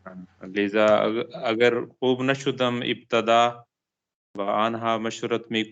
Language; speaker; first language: Persian; non-native, learner; Urdu